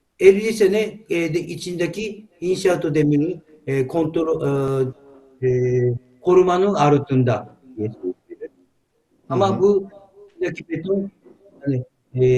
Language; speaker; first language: Turkish; non-native, learner; Japanese